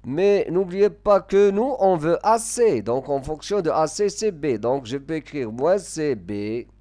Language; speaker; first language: French; non-native, local second language; Arabic